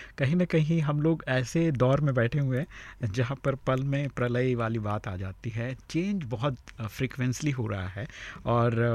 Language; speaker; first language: Hindi; native; Hindi